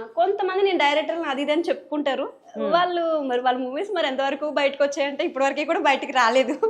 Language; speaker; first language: Telugu; native; Telugu